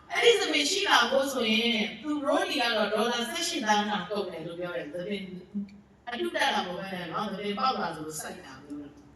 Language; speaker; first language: Burmese; native; Burmese